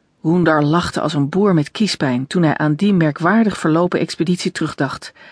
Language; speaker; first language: Dutch; native; Dutch